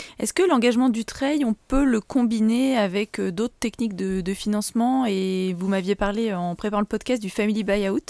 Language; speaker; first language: French; native; French